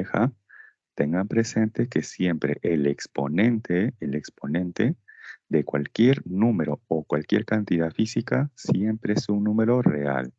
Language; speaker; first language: Spanish; native; Spanish